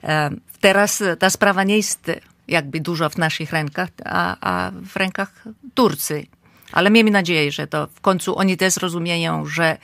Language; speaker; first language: Polish; non-native, fluent; Finnish